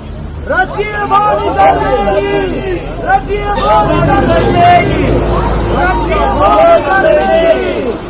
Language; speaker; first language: Russian; non-native, fluent; Armenian